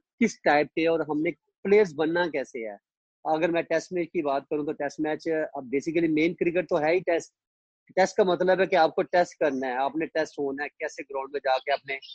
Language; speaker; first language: Urdu; non-native, local second language; Punjabi